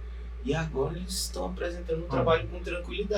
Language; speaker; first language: Portuguese; native; Portuguese